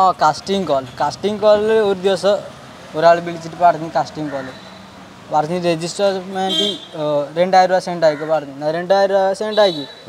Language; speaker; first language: Malayalam; non-native, learner; Odia